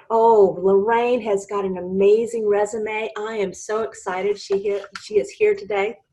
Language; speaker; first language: English; native; English